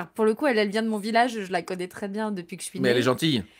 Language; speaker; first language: French; native; French